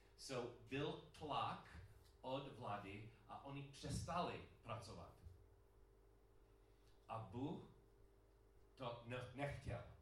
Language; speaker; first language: Czech; non-native, learner; English